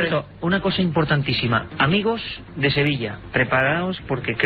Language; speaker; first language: Spanish; native; Spanish